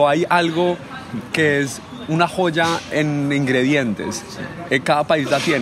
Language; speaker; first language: Spanish; native; Spanish